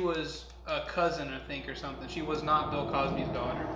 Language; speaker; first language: English; native; English